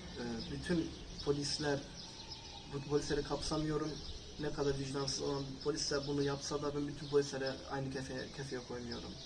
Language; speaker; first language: Turkish; early bilingual, heritage; Turkish